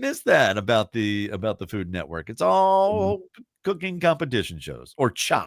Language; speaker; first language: English; native; English